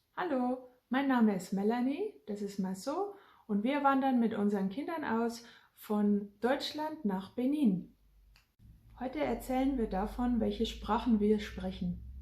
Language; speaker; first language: German; native; German